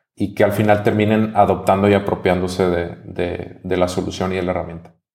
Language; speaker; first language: Spanish; native; Spanish